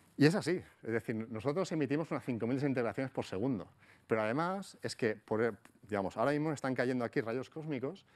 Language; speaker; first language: Spanish; native; Spanish